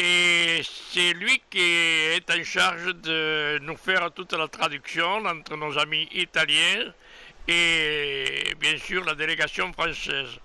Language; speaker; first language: French; native; French